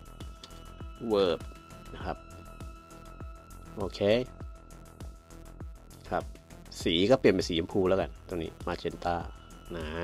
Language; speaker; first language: Thai; native; Thai